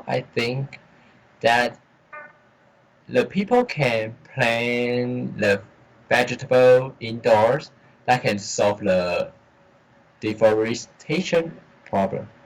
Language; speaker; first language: English; non-native, learner; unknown